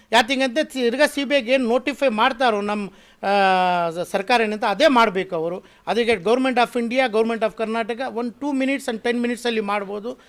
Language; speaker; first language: Kannada; non-native, local second language; Urdu